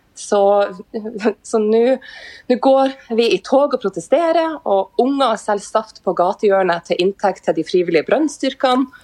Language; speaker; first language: Norwegian; native; Norwegian